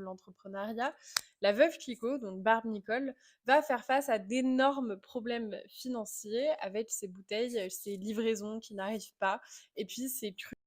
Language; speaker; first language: French; native; French